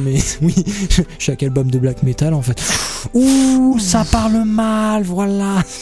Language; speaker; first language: French; native; French